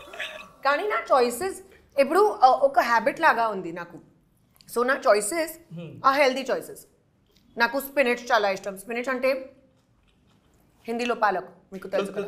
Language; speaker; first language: Telugu; non-native, learner; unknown